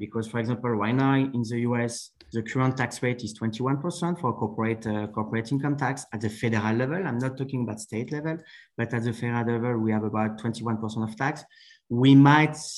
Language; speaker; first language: English; non-native, fluent; French